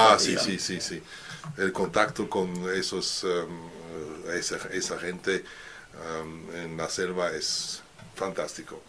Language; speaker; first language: Spanish; non-native, learner; French